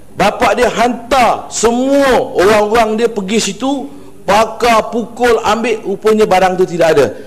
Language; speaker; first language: Malay; non-native, local second language; Tamil